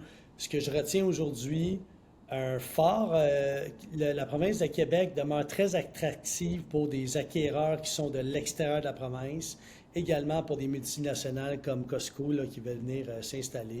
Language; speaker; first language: French; native; French